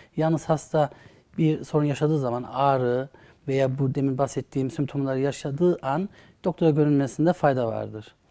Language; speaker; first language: Turkish; early bilingual, heritage; Turkish